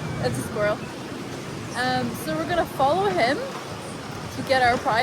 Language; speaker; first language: English; native; English